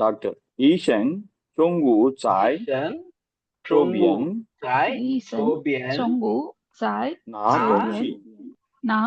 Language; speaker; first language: Chinese; non-native, learner; Tamil